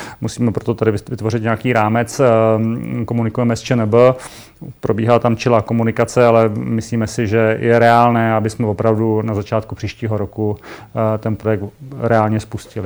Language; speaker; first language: Czech; native; Czech